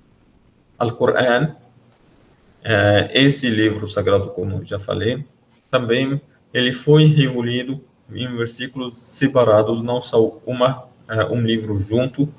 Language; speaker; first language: Portuguese; non-native, learner; Arabic